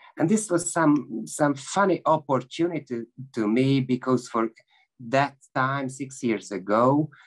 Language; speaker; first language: English; non-native, fluent; Hungarian